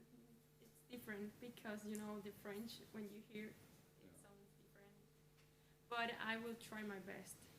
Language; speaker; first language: English; non-native, fluent; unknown